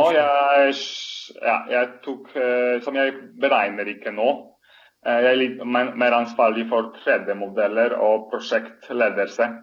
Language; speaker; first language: Swedish; non-native, fluent; Polish